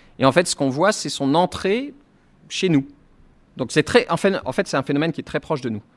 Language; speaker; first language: French; native; French